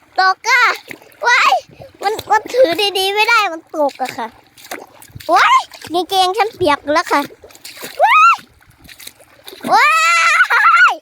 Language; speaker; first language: Thai; native; Thai